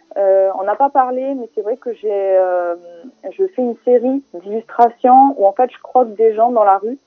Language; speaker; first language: French; native; French